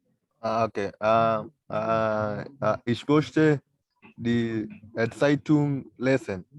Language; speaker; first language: German; non-native, learner; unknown